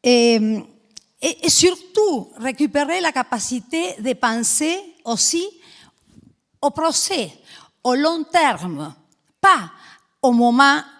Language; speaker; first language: French; non-native, fluent; Spanish